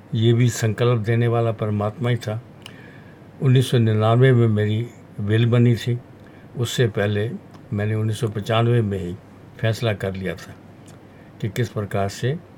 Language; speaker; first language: Hindi; non-native, local second language; Punjabi